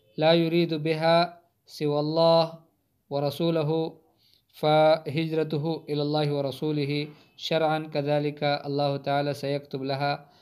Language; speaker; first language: Arabic; non-native, fluent; Hindi